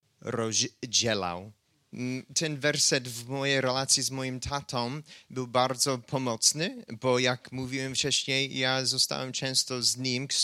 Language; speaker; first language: Polish; non-native, fluent; English